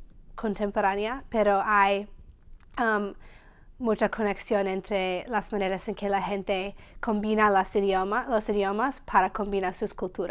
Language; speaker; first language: Spanish; non-native, learner; English